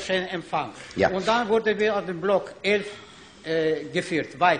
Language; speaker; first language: German; non-native, learner; Ukrainian